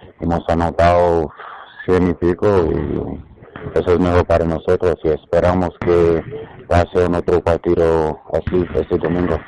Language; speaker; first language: Spanish; non-native, learner; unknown